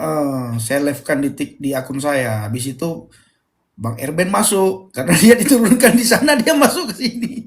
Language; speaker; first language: Indonesian; native; Indonesian